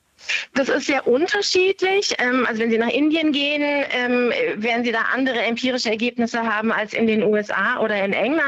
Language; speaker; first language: German; native; German